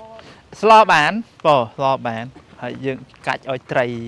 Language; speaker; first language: English; non-native, learner; Khmer